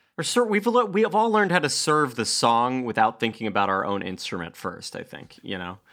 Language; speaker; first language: English; native; English